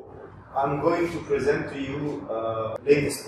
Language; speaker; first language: English; non-native, learner; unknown